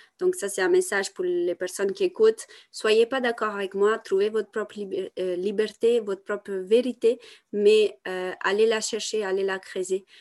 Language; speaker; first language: French; non-native, fluent; Italian